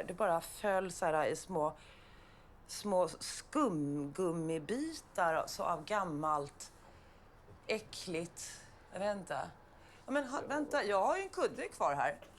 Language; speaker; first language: Swedish; native; Swedish